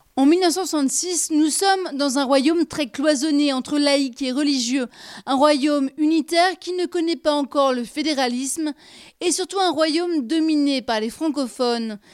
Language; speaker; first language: French; non-native, local second language; Luxembourgish